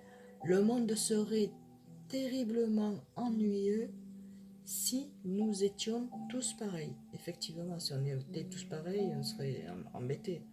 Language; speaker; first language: French; native; French